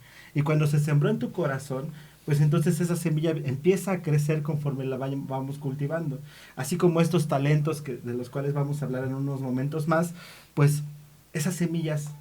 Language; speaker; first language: Spanish; native; Spanish